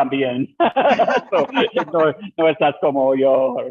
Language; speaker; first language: Spanish; non-native, learner; English